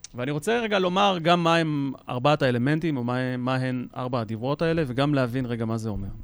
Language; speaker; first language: Hebrew; native; Hebrew